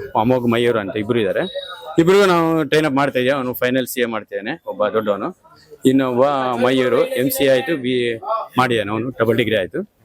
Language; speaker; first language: Kannada; native; Kannada